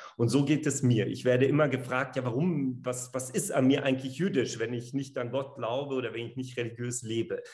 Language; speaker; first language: German; early bilingual, other home language; Hungarian